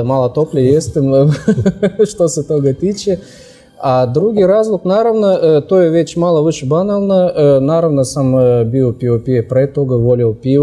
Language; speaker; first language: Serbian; non-native, fluent; Russian